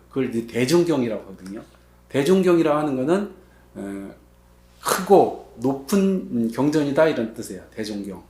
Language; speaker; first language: Korean; native; Korean